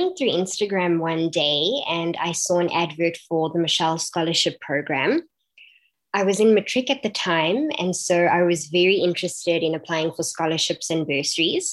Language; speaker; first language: English; native; English